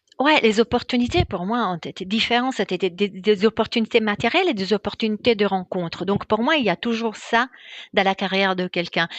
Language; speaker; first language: French; non-native, fluent; Italian